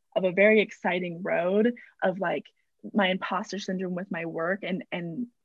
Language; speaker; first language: English; native; English